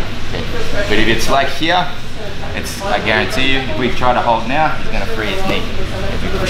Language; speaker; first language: English; native; English